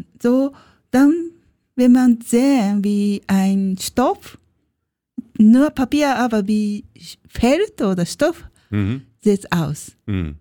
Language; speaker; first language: German; non-native, learner; Japanese